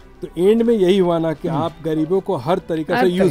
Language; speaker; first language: Hindi; native; Hindi